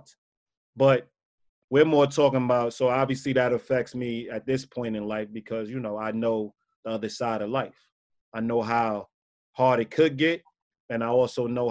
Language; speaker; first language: English; native; English